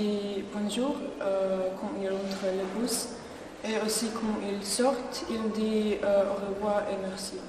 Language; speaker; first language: French; non-native, learner; Croatian